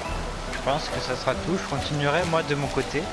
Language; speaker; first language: French; native; French